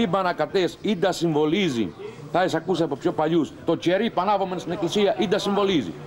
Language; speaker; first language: Greek; native; Greek